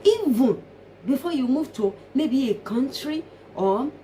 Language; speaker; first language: English; non-native, local second language; Yoruba